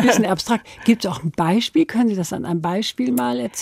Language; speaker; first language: German; native; German